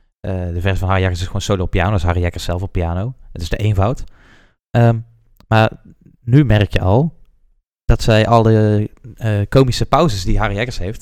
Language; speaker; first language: Dutch; native; Dutch